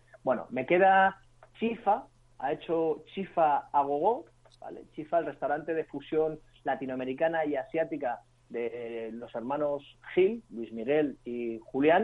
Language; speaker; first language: Spanish; native; Spanish